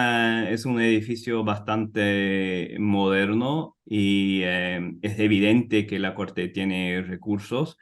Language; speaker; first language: Spanish; non-native, fluent; English